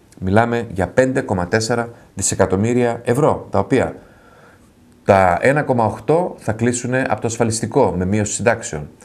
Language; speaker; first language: Greek; native; Greek